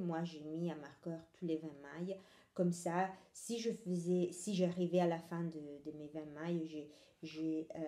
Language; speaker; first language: French; non-native, fluent; Italian